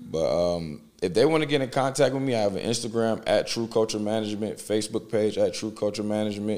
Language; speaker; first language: English; native; English